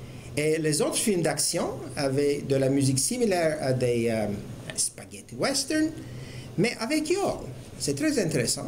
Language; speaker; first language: French; non-native, fluent; Turkish